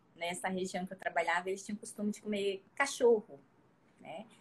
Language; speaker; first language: Portuguese; native; Portuguese